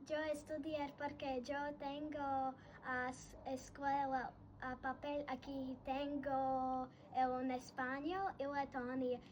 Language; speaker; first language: Spanish; non-native, learner; Latvian